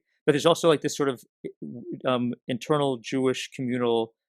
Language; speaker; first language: English; native; English